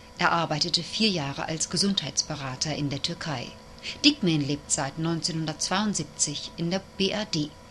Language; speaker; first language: German; native; German